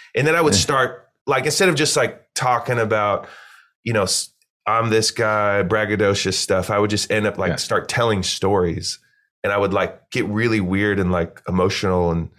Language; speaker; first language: English; native; English